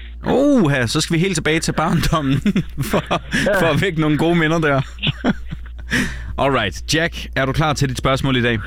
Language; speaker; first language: Danish; native; Danish